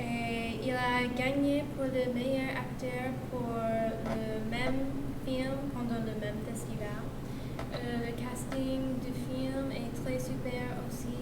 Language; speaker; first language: French; non-native, learner; English